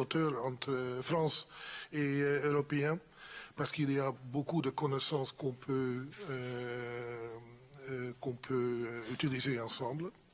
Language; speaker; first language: French; non-native, fluent; Dutch